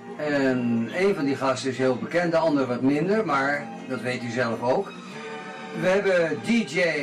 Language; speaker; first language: Dutch; native; Dutch